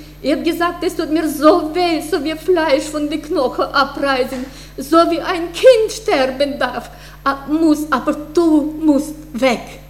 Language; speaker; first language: German; non-native, fluent; Russian